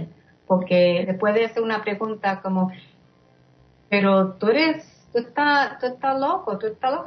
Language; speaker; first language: Spanish; early bilingual, heritage; English